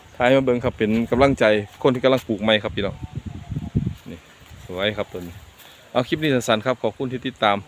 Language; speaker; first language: Thai; non-native, local second language; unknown